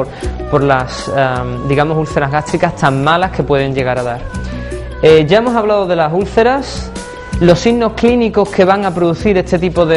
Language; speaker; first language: Spanish; native; Spanish